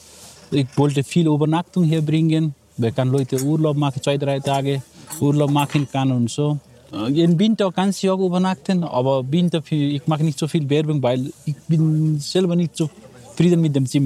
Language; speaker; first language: German; non-native, learner; Nepali